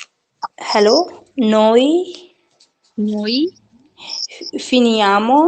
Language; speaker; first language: Italian; non-native, learner; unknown